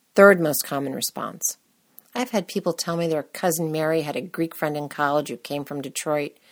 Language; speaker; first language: English; native; English